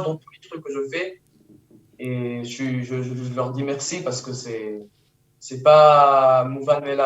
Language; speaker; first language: French; early bilingual, heritage; French